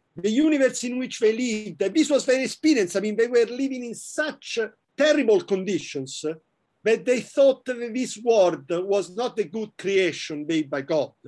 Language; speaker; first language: English; non-native, fluent; Italian